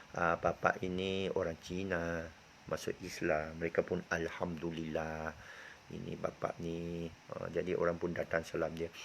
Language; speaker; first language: Malay; non-native, local second language; Chinese